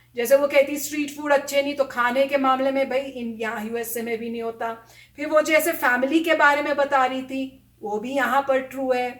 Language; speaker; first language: Hindi; native; Hindi